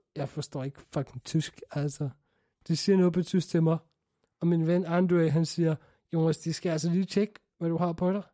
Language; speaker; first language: Danish; native; Danish